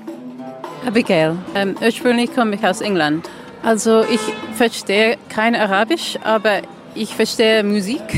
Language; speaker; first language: German; non-native, fluent; English